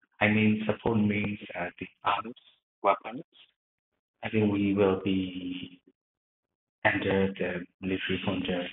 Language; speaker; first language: English; non-native, learner; Burmese